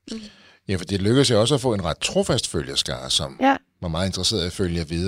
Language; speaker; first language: Danish; native; Danish